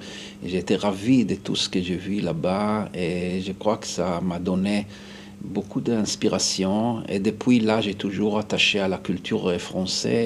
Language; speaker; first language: French; non-native, fluent; Hebrew